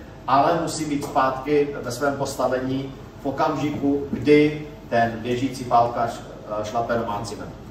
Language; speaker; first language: Czech; native; Czech